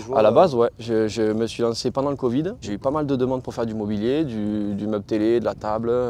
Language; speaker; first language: French; native; French